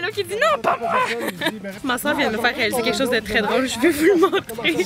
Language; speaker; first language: French; native; French